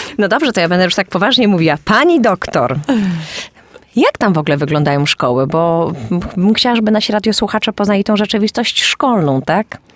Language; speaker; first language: Polish; native; Polish